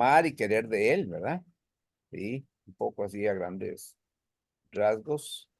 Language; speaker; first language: Spanish; native; Spanish